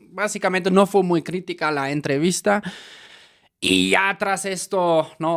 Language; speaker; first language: Spanish; native; Spanish